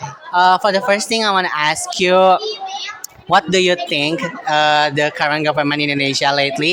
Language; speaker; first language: English; non-native, learner; Indonesian